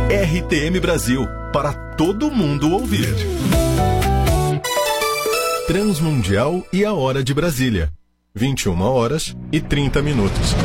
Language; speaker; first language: Portuguese; native; Portuguese